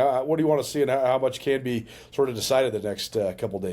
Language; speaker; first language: English; native; English